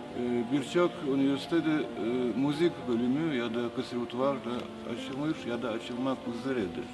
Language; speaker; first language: Turkish; non-native, fluent; Russian